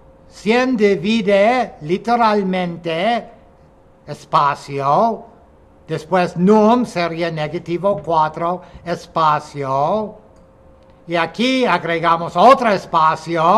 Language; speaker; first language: Spanish; non-native, fluent; English